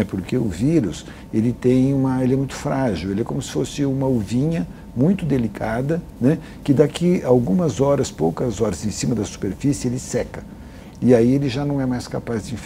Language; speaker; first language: Portuguese; native; Portuguese